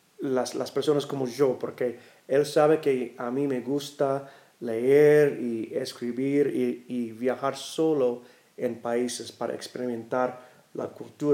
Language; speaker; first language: Spanish; non-native, learner; English